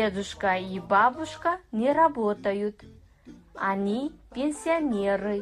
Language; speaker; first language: Russian; non-native, fluent; Kazakh